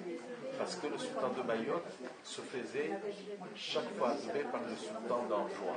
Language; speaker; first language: French; non-native, local second language; Comorian